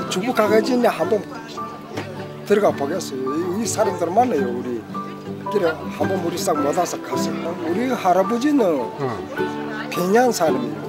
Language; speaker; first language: Korean; early bilingual, heritage; Russian